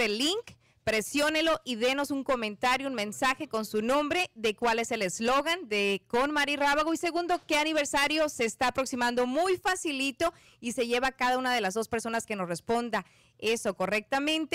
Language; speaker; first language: Spanish; native; Spanish